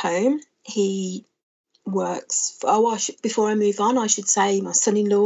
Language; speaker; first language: English; native; English